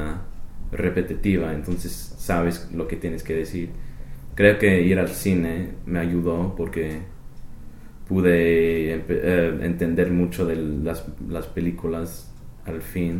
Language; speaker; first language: Spanish; non-native, fluent; English